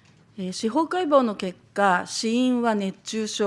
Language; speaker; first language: Japanese; native; Japanese